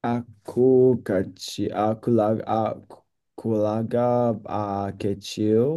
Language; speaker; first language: Indonesian; non-native, learner; English